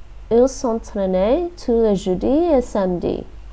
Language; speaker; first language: French; non-native, learner; English